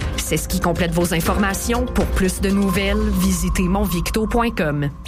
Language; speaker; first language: French; native; French